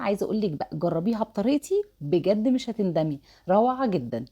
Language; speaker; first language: Arabic; native; Arabic